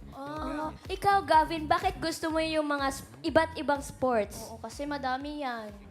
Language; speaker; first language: Filipino; native; Filipino